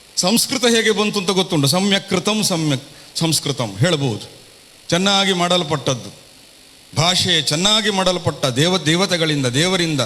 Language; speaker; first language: Kannada; non-native, local second language; Tulu